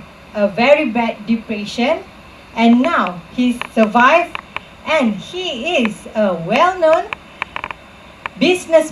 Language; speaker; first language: English; non-native, local second language; Malay